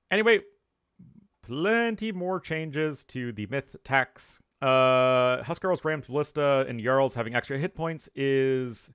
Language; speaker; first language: English; native; English